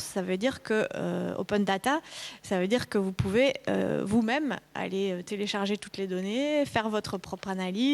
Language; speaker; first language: French; native; French